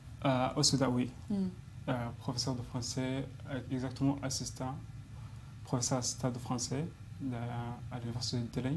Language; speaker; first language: French; non-native, fluent; Arabic